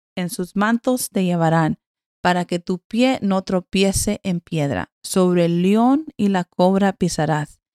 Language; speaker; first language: Spanish; early bilingual, heritage; Spanish